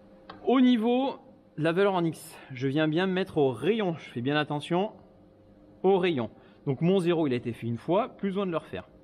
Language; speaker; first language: French; native; French